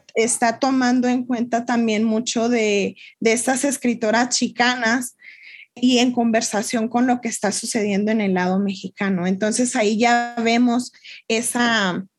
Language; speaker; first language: Spanish; native; Spanish